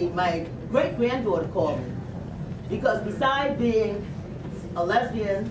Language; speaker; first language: English; native; English